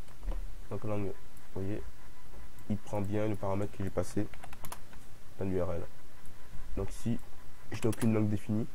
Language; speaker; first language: French; native; French